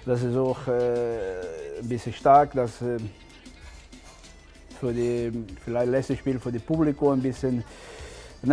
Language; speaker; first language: German; non-native, learner; Portuguese